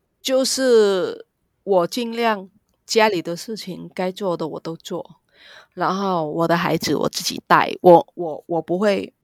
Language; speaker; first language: Chinese; non-native, fluent; Vietnamese